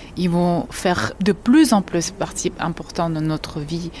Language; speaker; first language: French; non-native, fluent; Georgian